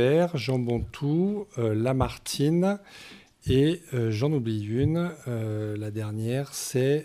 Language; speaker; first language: French; native; French